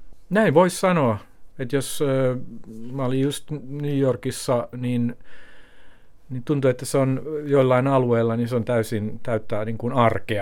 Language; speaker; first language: Finnish; native; Finnish